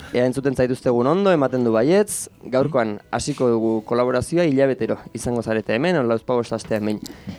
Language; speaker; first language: Basque; native; Basque